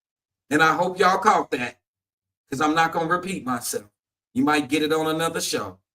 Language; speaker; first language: English; native; English